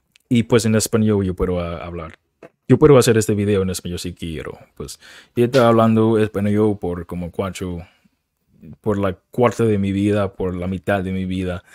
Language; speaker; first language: Spanish; non-native, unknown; English